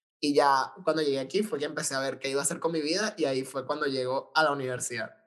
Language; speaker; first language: Spanish; native; Spanish